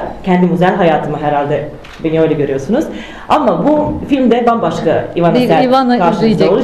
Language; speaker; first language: Turkish; non-native, fluent; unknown